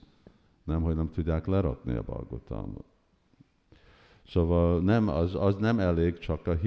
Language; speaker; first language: Hungarian; early bilingual, heritage; Hungarian